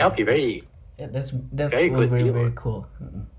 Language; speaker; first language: English; non-native, learner; Indonesian